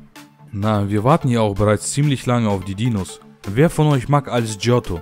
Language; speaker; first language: German; native; German